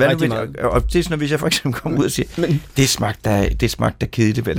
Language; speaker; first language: Danish; native; Danish